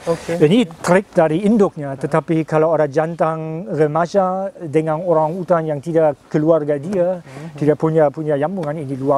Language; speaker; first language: Indonesian; non-native, fluent; German